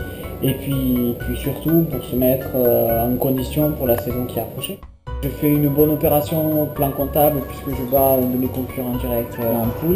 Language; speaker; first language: French; native; French